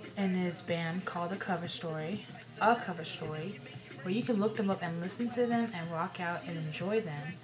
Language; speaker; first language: English; early bilingual, other home language; Spanish